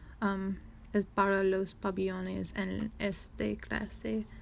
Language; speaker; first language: Spanish; non-native, learner; English